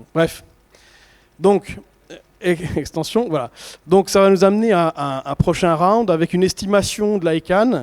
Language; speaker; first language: French; native; French